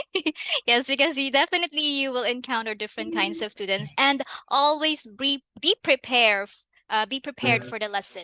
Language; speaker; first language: English; non-native, fluent; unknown